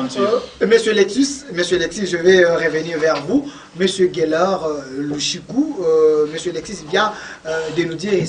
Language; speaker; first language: French; non-native, local second language; Lingala